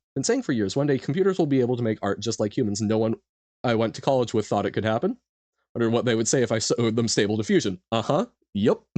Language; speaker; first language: English; native; English